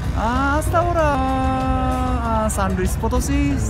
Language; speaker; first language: Spanish; non-native, learner; Japanese